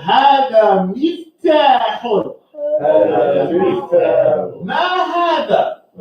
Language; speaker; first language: Arabic; non-native, fluent; English